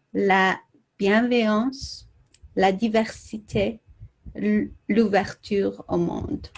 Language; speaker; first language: French; non-native, learner; English